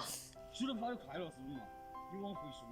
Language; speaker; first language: Chinese; native; Chinese